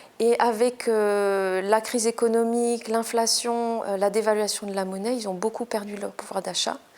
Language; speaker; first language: French; native; French